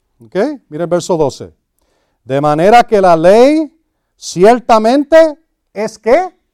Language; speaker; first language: Spanish; early bilingual, heritage; Spanish